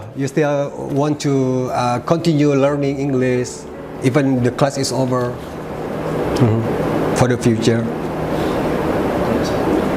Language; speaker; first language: English; non-native, learner; Indonesian